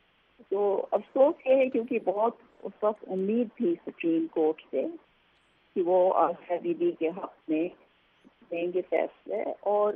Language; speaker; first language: Urdu; native; Urdu